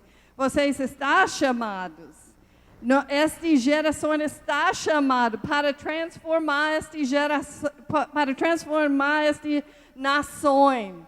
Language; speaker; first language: Portuguese; non-native, learner; English